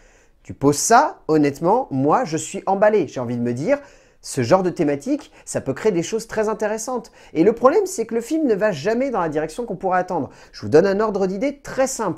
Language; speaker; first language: French; native; French